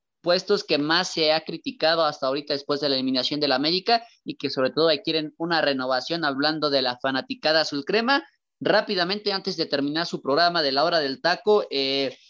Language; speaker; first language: Spanish; native; Spanish